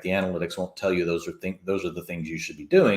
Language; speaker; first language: English; native; English